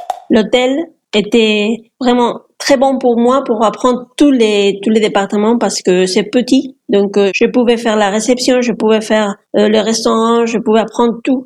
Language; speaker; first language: French; non-native, fluent; Spanish